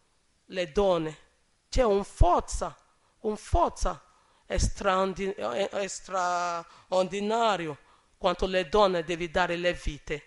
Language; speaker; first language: Italian; non-native, learner; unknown